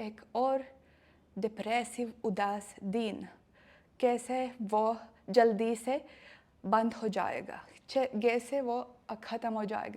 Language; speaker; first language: Hindi; non-native, learner; Russian